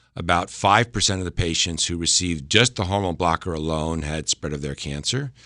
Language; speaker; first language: English; native; English